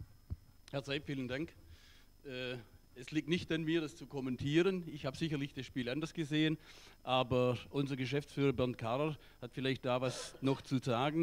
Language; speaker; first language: German; native; German